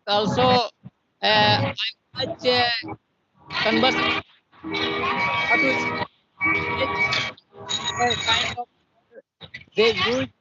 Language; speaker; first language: English; non-native, learner; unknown